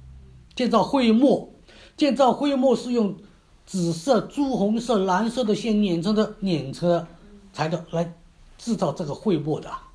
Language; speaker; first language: Chinese; native; Chinese